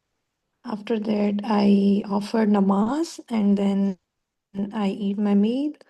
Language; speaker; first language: English; non-native, learner; Urdu